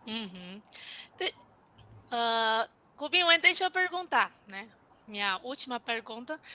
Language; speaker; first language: Portuguese; non-native, fluent; Chinese